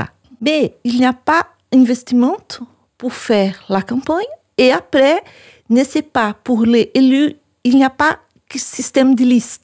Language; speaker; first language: French; non-native, learner; Portuguese